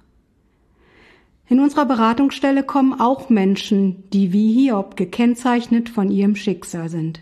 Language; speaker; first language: German; native; German